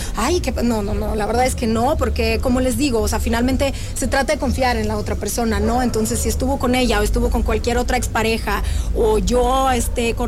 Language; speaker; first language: Spanish; non-native, fluent; Russian